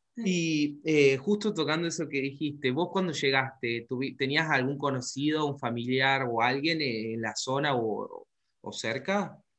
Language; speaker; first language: Spanish; native; Spanish